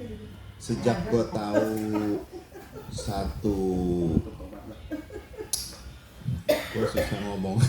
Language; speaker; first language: Indonesian; native; Indonesian